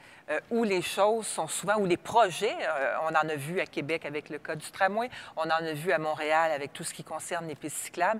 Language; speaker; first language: French; native; French